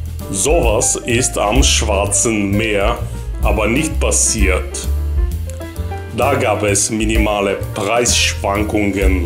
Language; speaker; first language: German; non-native, fluent; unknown